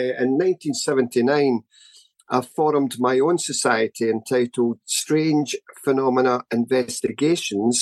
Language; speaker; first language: English; native; English